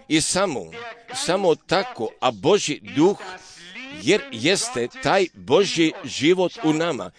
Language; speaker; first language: Croatian; early bilingual, heritage; Serbian